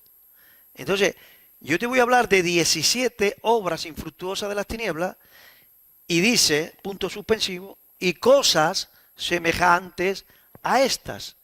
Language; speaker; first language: Spanish; native; Spanish